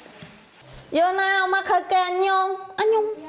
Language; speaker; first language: Korean; non-native, fluent; Khmer